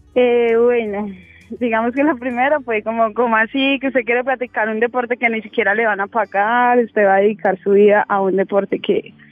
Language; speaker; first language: Spanish; native; Spanish